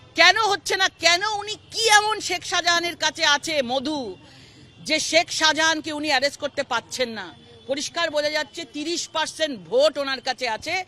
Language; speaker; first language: Bangla; native; Bangla